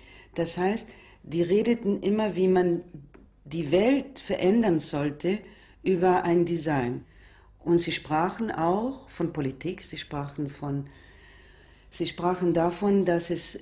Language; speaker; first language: German; non-native, fluent; Spanish